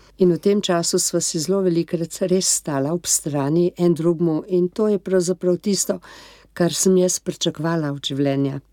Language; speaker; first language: Slovenian; native; Slovenian